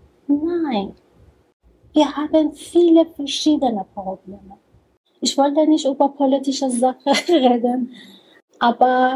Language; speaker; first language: German; non-native, learner; Persian